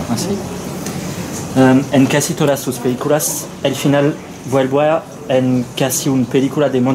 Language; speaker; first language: Spanish; non-native, learner; French